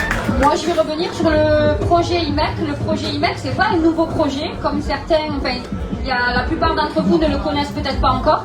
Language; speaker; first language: French; native; French